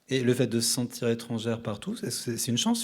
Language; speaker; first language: French; native; French